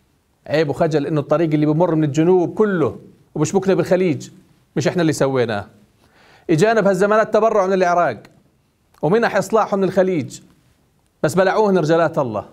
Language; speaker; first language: Arabic; native; Arabic